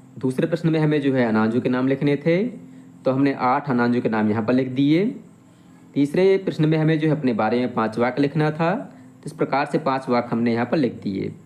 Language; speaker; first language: Hindi; native; Hindi